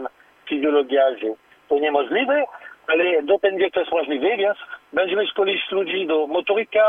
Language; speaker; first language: Polish; non-native, learner; French